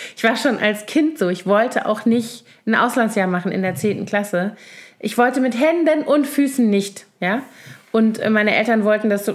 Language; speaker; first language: German; native; German